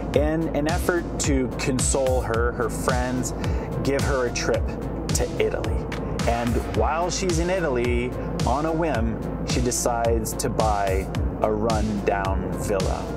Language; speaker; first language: English; native; English